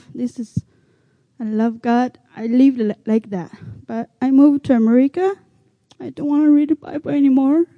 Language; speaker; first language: English; non-native, learner; Chinese